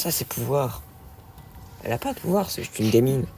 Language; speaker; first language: French; native; French